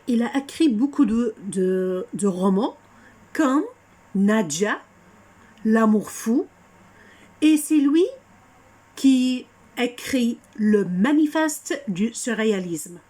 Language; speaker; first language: French; non-native, fluent; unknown